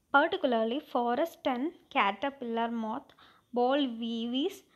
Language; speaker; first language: English; non-native, local second language; Malayalam